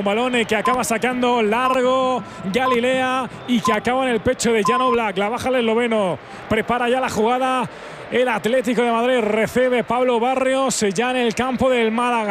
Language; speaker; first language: Spanish; native; Spanish